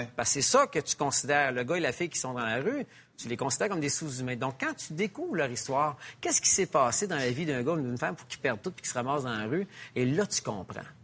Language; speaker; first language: French; native; French